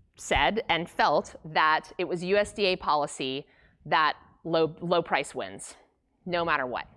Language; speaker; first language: English; native; English